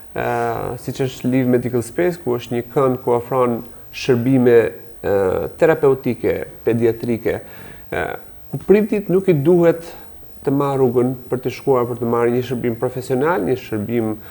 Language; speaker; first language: Albanian; native; Albanian